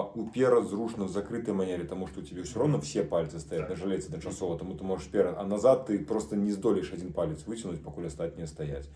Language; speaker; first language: Russian; non-native, local second language; Belarusian